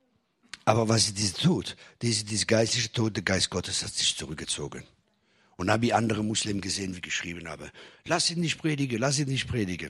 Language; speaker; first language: German; non-native, fluent; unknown